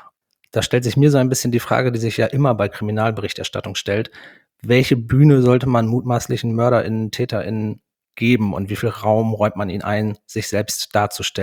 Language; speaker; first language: German; native; German